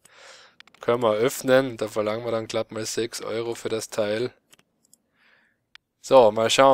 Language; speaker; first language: German; native; German